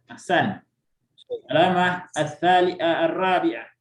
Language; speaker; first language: Arabic; non-native, fluent; Indonesian